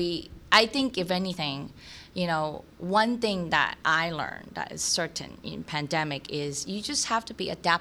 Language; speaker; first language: English; early bilingual, other home language; Cantonese